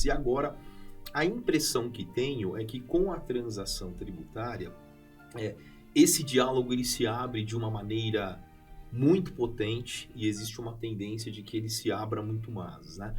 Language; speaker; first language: Portuguese; native; Portuguese